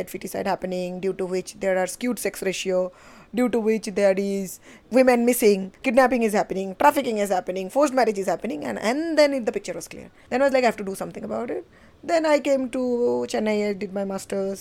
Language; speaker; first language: English; non-native, local second language; Bangla